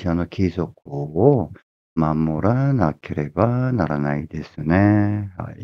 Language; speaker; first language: Japanese; non-native, fluent; Korean